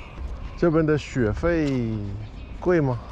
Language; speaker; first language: Chinese; non-native, fluent; English